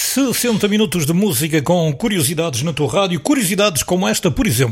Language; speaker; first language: Portuguese; native; Portuguese